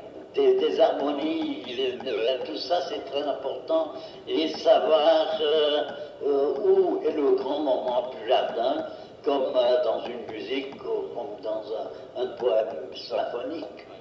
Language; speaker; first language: French; non-native, fluent; Portuguese